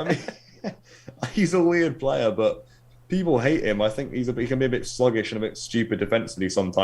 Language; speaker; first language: English; native; English